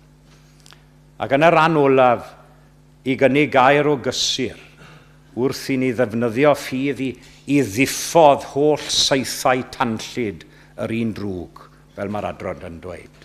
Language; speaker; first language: Welsh; native; Welsh